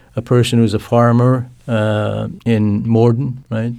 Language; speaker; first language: English; non-native, fluent; Cree